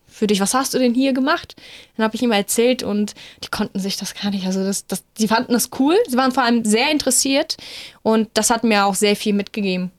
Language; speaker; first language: German; non-native, fluent; Bulgarian